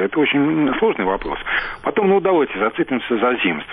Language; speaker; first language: Russian; native; Russian